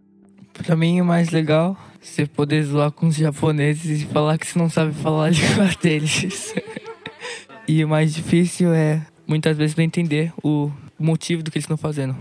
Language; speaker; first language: Portuguese; early bilingual, heritage; Portuguese